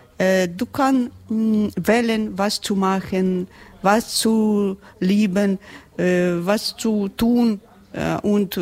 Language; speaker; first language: German; non-native, learner; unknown